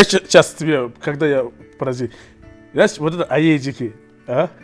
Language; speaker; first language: Russian; non-native, learner; English